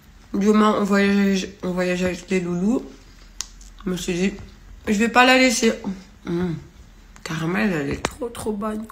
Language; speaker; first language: French; native; French